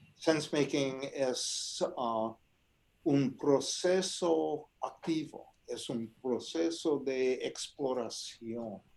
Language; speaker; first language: Spanish; non-native, fluent; English